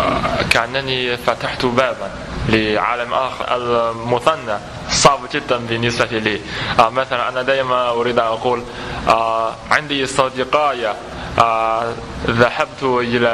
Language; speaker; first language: Arabic; non-native, fluent; Chinese